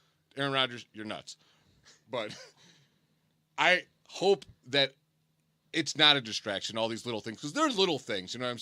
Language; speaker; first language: English; native; English